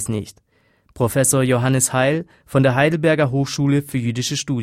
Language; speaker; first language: German; native; German